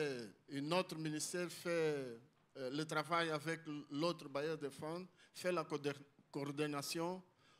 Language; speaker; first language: French; non-native, learner; Portuguese